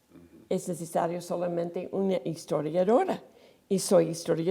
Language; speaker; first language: Spanish; non-native, fluent; English